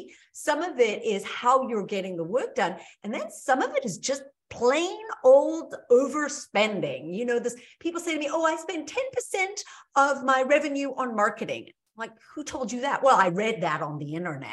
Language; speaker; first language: English; native; English